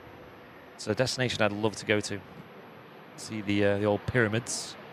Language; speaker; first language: English; native; English